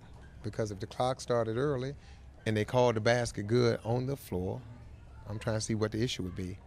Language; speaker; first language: English; native; English